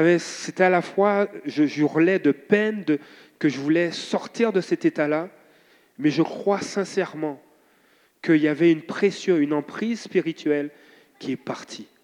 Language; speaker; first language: French; native; French